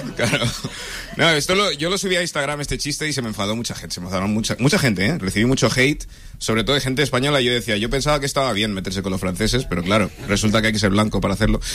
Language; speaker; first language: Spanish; early bilingual, other home language; English